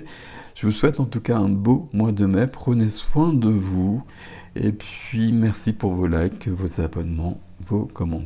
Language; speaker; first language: French; native; French